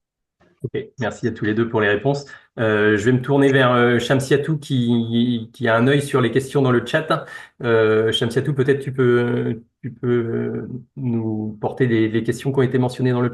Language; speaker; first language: French; native; French